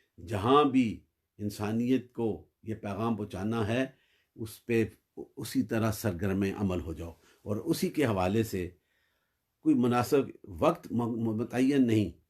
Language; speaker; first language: Urdu; native; Urdu